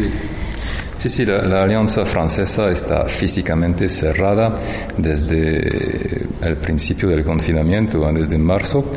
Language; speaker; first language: Spanish; non-native, fluent; French